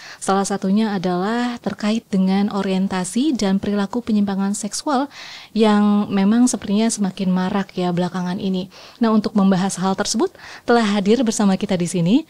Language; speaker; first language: Indonesian; native; Indonesian